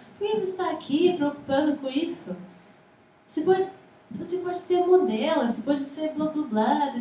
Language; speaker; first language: Portuguese; non-native, fluent; English